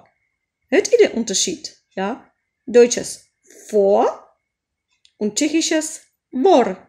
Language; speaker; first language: German; non-native, fluent; Czech